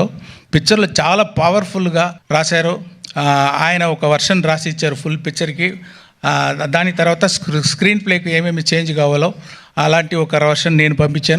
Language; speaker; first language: Telugu; non-native, local second language; Tamil